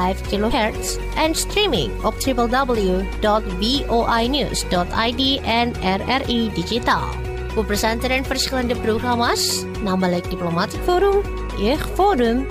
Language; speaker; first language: Dutch; non-native, fluent; Indonesian